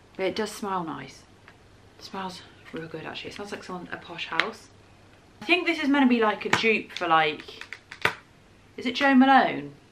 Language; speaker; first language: English; native; English